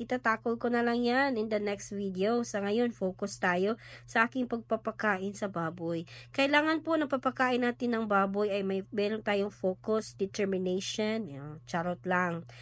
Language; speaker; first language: Filipino; non-native, local second language; Cebuano